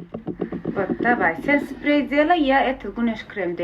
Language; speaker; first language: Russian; non-native, learner; Turkmen